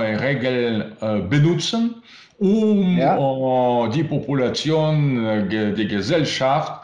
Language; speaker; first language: German; non-native, learner; Russian